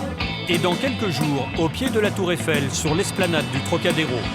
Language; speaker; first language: French; native; French